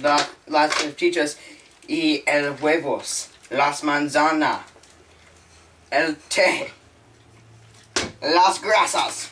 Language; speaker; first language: Spanish; non-native, learner; English